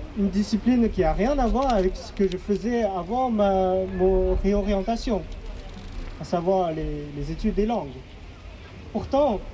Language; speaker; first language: French; non-native, fluent; Mongolian